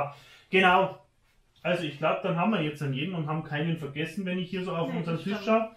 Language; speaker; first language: German; native; German